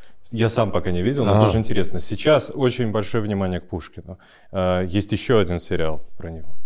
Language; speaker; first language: Russian; native; Russian